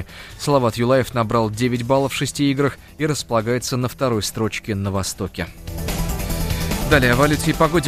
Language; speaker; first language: Russian; native; Russian